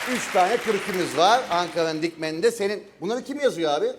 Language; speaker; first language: Turkish; native; Turkish